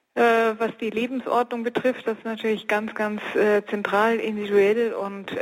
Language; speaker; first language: German; native; German